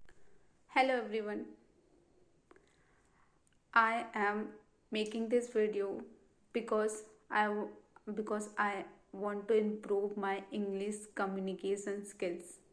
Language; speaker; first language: English; non-native, learner; Hindi